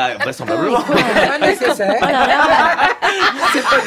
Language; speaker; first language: French; native; French